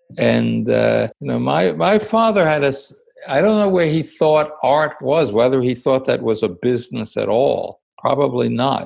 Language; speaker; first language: English; native; English